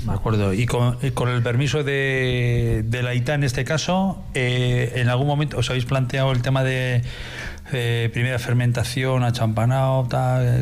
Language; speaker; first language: Spanish; native; Spanish